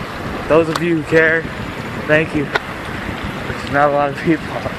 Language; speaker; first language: English; native; English